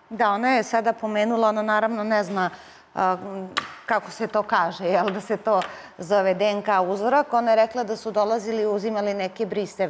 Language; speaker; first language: Serbian; native; Serbian